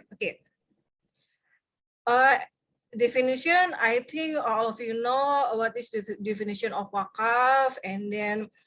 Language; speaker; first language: English; non-native, fluent; Indonesian